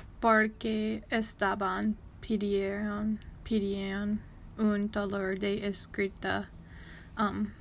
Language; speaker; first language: Spanish; non-native, learner; English